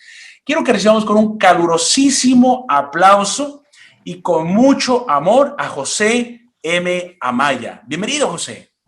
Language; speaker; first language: Spanish; native; Spanish